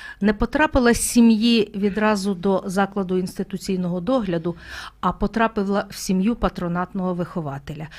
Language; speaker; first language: Ukrainian; native; Ukrainian